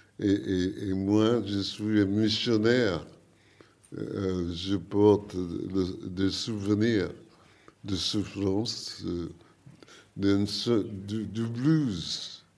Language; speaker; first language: French; non-native, learner; English